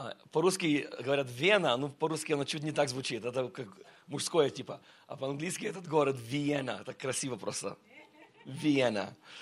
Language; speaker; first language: Russian; early bilingual, heritage; Russian